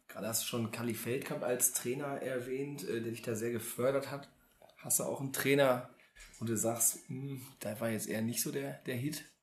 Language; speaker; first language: German; native; German